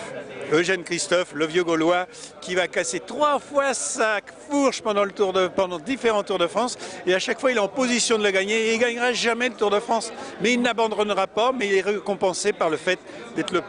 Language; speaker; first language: French; native; French